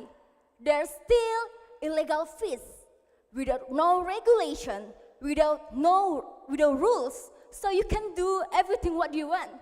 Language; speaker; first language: English; non-native, learner; Indonesian